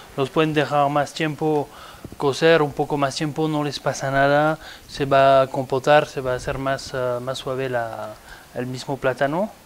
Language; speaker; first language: Spanish; non-native, fluent; French